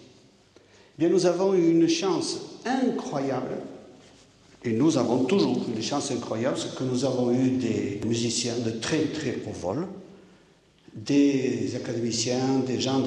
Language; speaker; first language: French; native; French